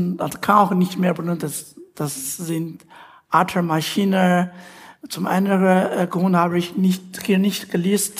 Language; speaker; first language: German; non-native, fluent; Chinese